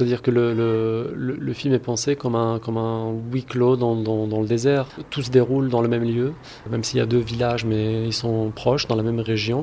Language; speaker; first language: French; non-native, local second language; Arabic